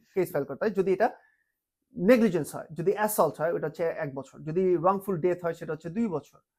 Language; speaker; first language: Bangla; native; Bangla